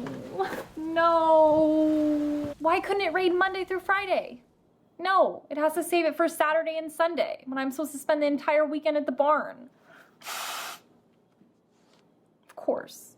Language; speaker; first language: English; native; English